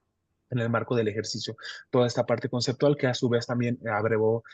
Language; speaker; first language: Spanish; native; Spanish